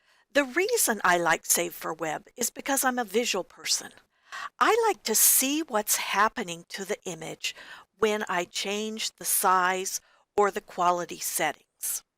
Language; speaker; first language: English; native; English